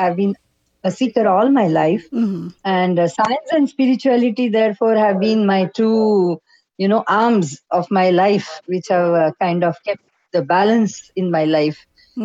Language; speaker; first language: English; non-native, local second language; Kannada